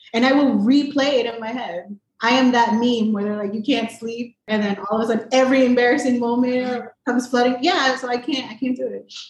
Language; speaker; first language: English; native; English